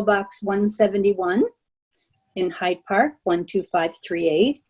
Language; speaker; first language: English; native; English